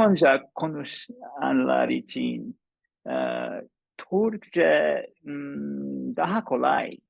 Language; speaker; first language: Turkish; non-native, learner; English